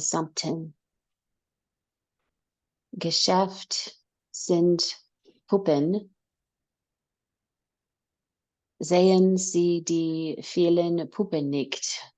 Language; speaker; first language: German; non-native, learner; English